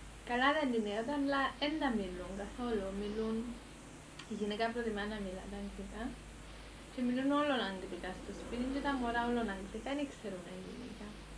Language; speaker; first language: Greek; early bilingual, heritage; Greek